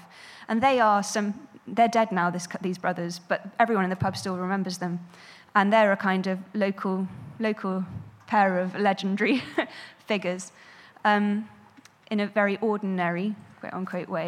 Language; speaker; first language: English; native; English